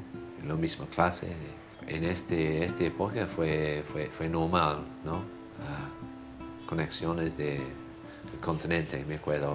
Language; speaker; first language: Spanish; non-native, fluent; English